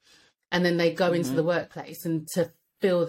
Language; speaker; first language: English; native; English